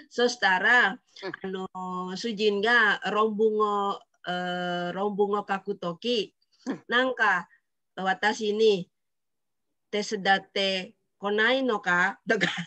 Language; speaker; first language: Japanese; non-native, fluent; Indonesian